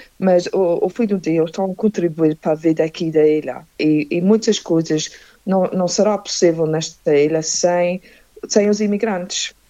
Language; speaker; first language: Portuguese; early bilingual, heritage; Portuguese